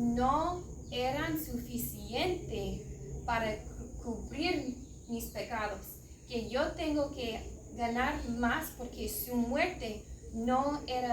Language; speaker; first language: Spanish; non-native, learner; English